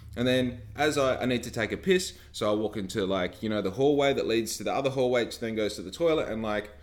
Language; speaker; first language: English; native; English